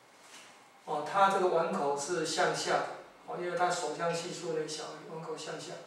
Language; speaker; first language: Chinese; native; Chinese